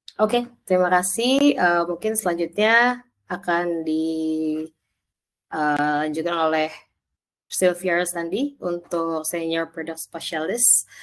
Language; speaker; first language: Indonesian; native; Indonesian